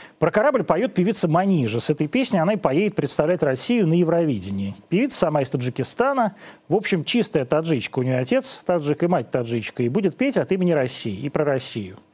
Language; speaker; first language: Russian; native; Russian